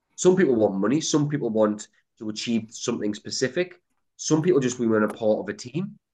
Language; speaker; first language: English; native; English